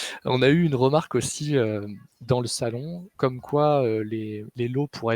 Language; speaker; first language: French; native; French